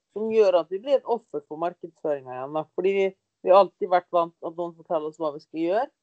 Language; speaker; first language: Norwegian; early bilingual, other home language; German